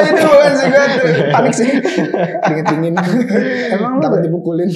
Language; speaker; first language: Indonesian; native; Indonesian